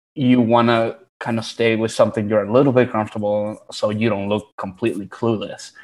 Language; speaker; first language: English; early bilingual, other home language; Spanish